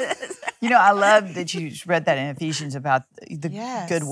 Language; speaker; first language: English; native; English